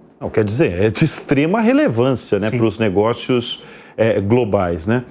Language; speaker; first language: Portuguese; native; Portuguese